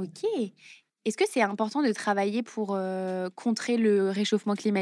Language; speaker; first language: French; native; French